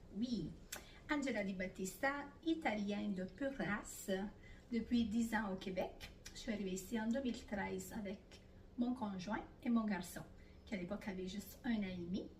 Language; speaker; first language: French; non-native, fluent; Italian